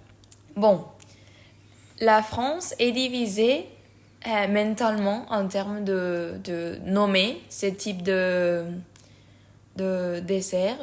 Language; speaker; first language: French; non-native, learner; Spanish